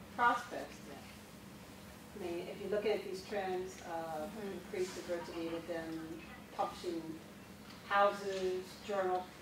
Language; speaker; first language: English; native; English